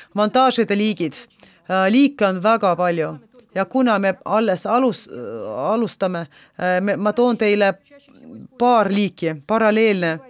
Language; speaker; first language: Estonian; non-native, local second language; Russian